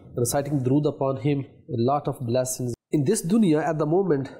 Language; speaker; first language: English; non-native, local second language; Urdu